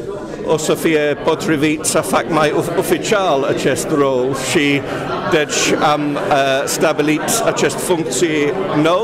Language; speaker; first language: Romanian; non-native, fluent; English